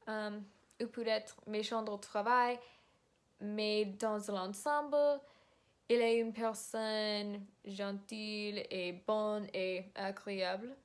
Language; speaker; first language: French; non-native, learner; English